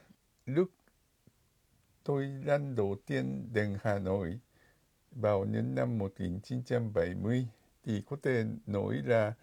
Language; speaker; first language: Vietnamese; non-native, fluent; Japanese